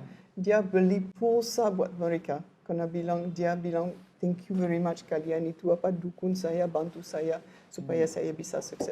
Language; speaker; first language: Indonesian; non-native, learner; French